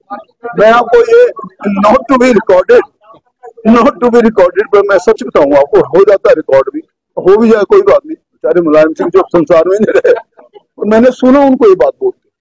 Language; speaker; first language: Hindi; native; Hindi